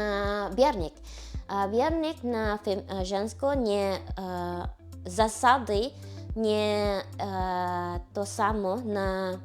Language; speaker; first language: Polish; non-native, learner; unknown